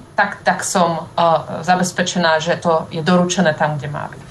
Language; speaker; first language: Slovak; native; Slovak